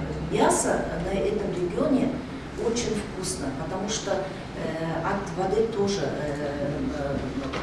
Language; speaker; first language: Russian; non-native, local second language; Kazakh